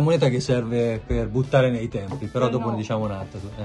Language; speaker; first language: Italian; native; Italian